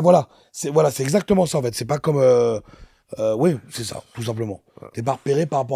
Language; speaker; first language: French; native; French